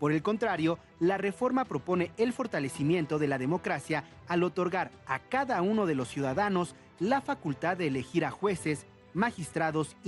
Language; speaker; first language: Spanish; native; Spanish